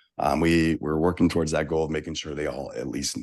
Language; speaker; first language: English; native; English